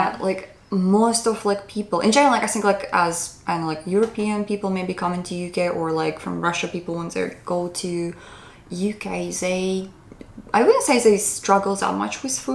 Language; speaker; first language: English; non-native, fluent; Russian